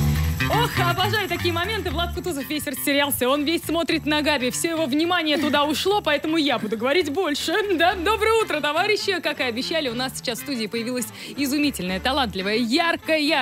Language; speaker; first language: Russian; native; Russian